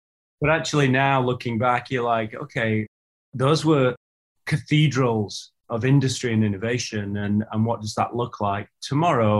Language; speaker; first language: English; native; English